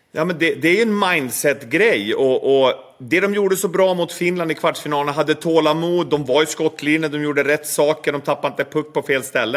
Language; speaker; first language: Swedish; native; Swedish